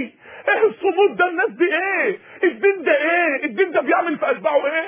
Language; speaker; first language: Arabic; native; Arabic